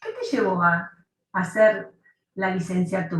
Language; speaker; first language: Spanish; native; Spanish